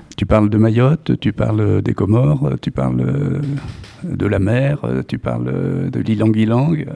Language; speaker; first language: French; native; French